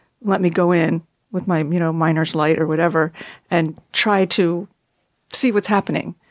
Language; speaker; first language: English; native; English